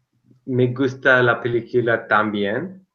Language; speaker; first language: Spanish; non-native, learner; English